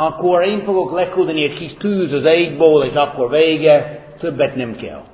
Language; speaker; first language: Hungarian; non-native, fluent; English